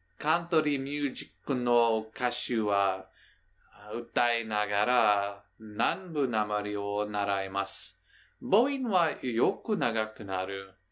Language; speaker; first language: Japanese; non-native, learner; English